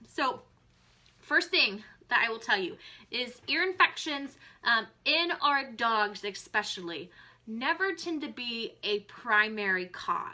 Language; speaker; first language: English; native; English